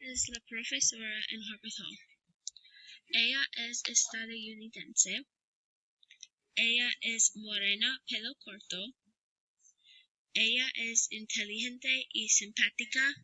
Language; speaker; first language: Spanish; non-native, learner; English